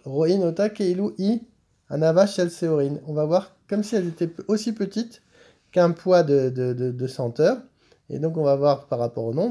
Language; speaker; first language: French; native; French